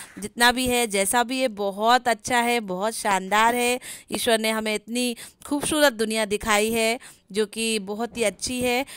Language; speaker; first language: Hindi; native; Hindi